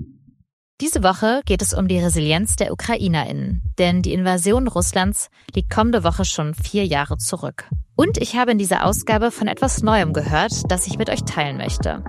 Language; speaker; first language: German; native; German